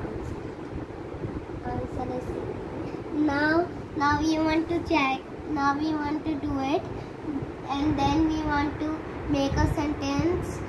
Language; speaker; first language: English; non-native, learner; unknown